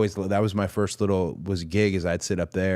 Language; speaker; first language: English; native; English